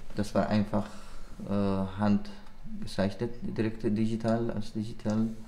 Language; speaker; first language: German; non-native, learner; Persian